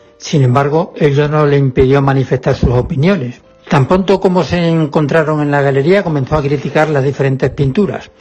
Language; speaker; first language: Spanish; native; Spanish